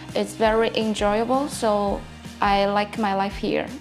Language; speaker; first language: English; non-native, fluent; Chinese